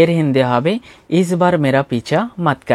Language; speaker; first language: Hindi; non-native, fluent; Bangla